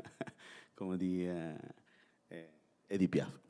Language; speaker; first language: French; non-native, fluent; Spanish